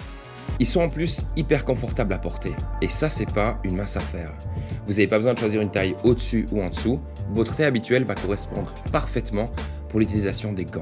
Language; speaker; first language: French; native; French